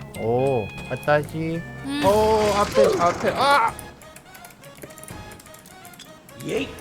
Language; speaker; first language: Japanese; non-native, learner; Korean